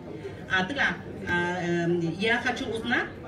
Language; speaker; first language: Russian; non-native, learner; Vietnamese